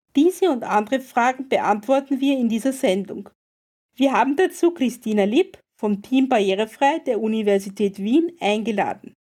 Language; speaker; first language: German; native; German